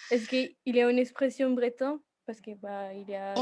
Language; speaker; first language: French; non-native, fluent; Spanish